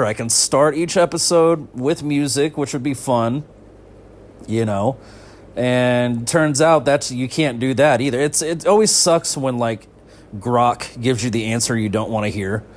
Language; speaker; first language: English; native; English